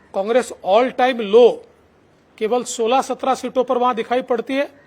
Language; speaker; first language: Hindi; non-native, local second language; Marathi